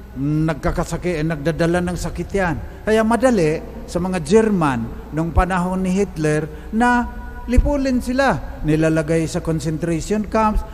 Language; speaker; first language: Filipino; non-native, local second language; Cebuano